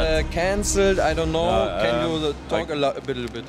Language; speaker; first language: English; non-native, learner; German